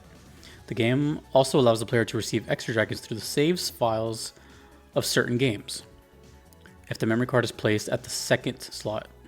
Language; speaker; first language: English; native; English